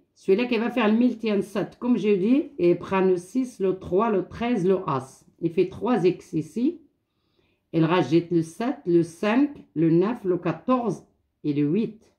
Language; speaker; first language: French; non-native, local second language; Arabic